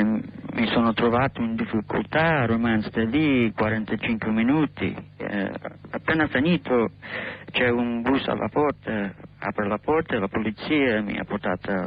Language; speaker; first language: Italian; non-native, learner; English